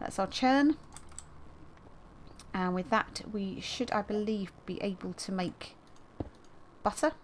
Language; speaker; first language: English; native; English